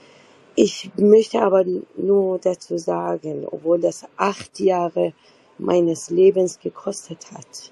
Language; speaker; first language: German; non-native, fluent; Persian